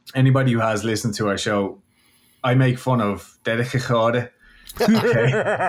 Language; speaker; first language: English; native; English